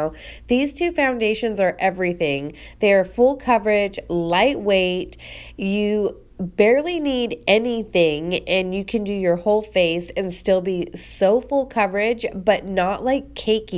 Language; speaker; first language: English; native; English